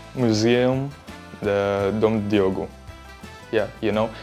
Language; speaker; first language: English; non-native, learner; Russian